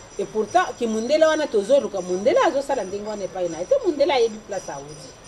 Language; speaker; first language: Lingala; non-native, local second language; Luba-Lulua